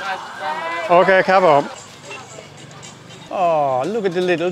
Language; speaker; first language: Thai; non-native, fluent; English